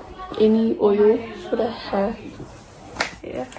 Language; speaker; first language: English; non-native, learner; Indonesian